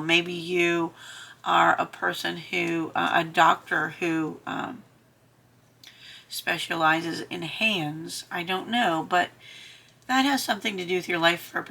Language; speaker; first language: English; native; English